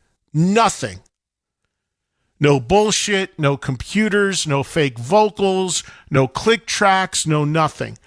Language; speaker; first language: English; native; English